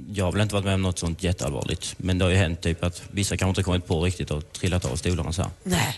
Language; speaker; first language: Swedish; native; Swedish